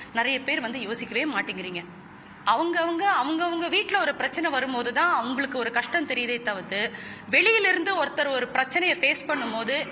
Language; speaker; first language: Tamil; native; Tamil